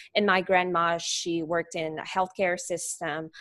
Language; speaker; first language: English; non-native, fluent; Chinese